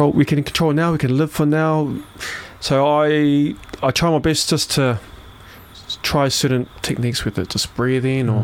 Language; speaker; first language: English; native; English